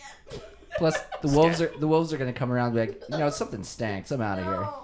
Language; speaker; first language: English; native; English